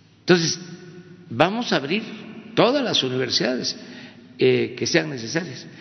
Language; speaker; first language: Spanish; native; Spanish